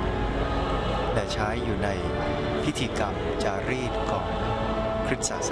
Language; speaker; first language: Thai; native; Thai